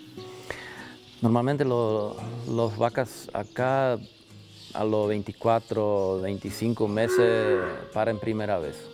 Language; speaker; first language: Spanish; non-native, local second language; German